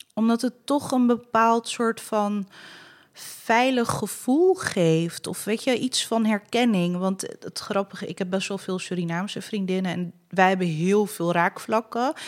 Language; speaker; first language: Dutch; early bilingual, other home language; Arabic